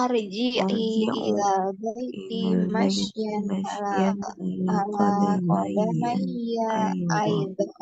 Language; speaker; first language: Arabic; non-native, learner; Indonesian